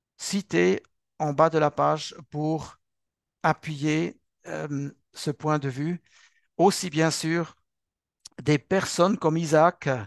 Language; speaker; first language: French; non-native, local second language; Swiss German